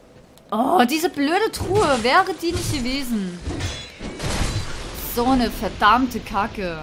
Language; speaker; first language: German; native; German